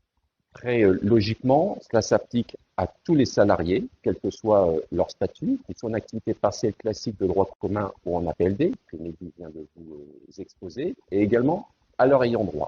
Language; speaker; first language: French; native; French